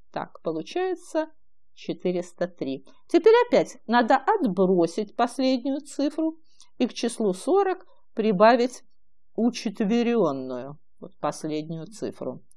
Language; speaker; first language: Russian; native; Russian